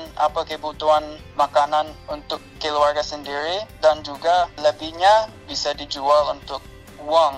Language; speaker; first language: Indonesian; non-native, fluent; English